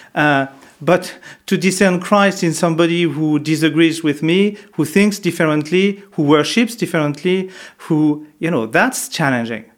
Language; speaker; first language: English; non-native, fluent; French